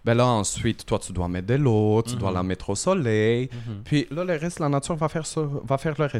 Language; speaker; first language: French; native; French